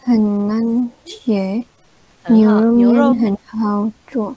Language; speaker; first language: Chinese; non-native, learner; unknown